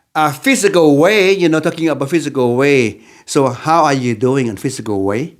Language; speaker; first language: English; non-native, learner; Lao